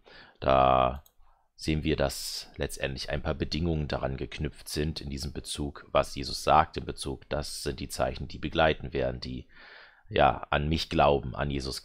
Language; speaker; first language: German; native; German